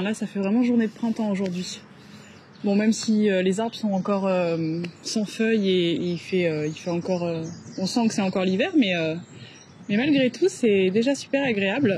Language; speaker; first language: French; native; French